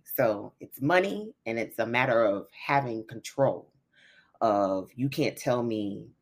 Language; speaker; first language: English; native; English